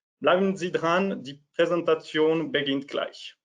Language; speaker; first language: German; non-native, fluent; French